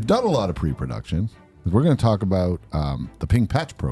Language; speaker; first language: English; native; English